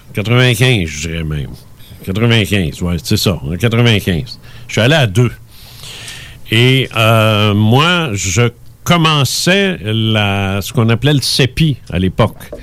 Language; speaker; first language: French; early bilingual, other home language; Spanish